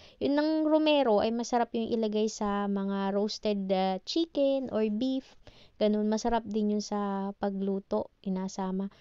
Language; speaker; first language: Filipino; native; Filipino